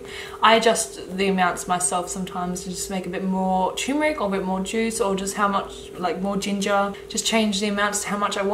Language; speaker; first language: English; native; English